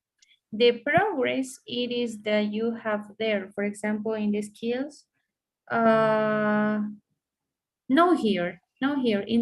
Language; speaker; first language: English; non-native, fluent; Spanish